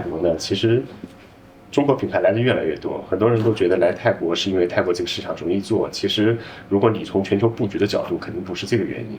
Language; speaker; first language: Chinese; native; Chinese